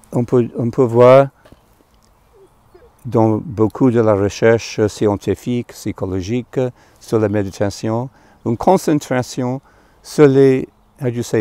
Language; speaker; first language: French; non-native, fluent; English